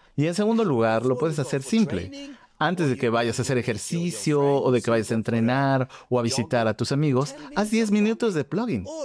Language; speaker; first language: Spanish; non-native, fluent; Swedish